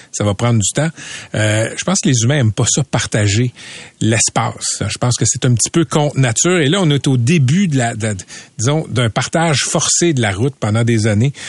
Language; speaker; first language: French; native; French